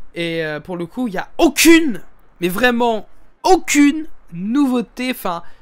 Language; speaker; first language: French; native; French